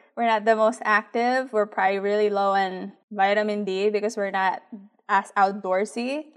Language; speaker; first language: English; early bilingual, other home language; Filipino